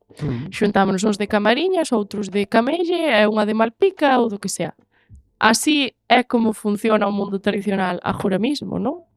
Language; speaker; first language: Galician; native; Galician